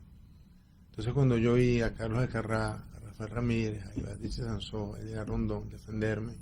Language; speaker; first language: Spanish; native; Spanish